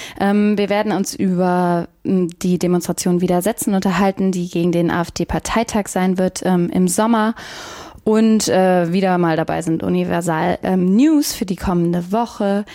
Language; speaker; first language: German; native; German